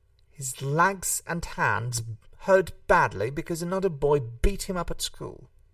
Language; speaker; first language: English; non-native, fluent; Hungarian